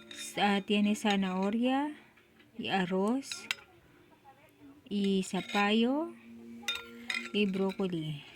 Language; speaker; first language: Spanish; non-native, learner; Filipino